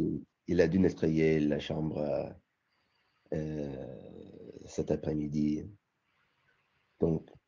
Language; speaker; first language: French; non-native, learner; English